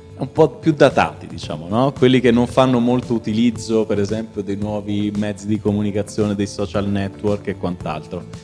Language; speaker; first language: Italian; early bilingual, other home language; Albanian